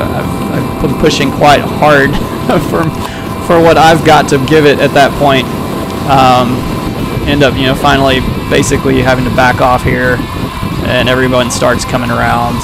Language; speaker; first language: English; native; English